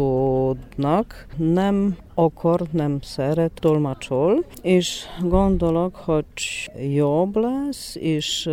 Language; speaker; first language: Hungarian; non-native, learner; Polish